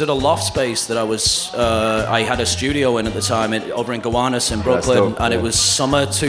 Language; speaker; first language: English; native; English